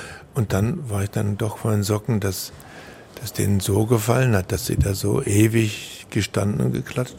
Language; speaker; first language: German; native; German